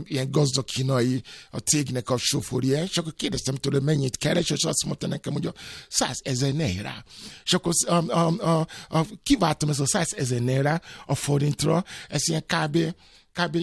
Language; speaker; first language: Hungarian; non-native, fluent; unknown